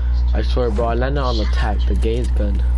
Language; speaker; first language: English; native; English